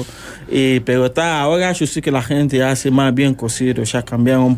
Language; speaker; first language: Spanish; non-native, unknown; Yoruba